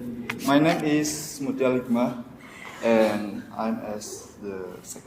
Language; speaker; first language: English; non-native, learner; Indonesian